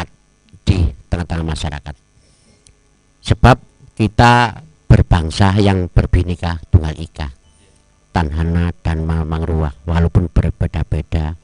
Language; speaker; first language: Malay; non-native, local second language; Javanese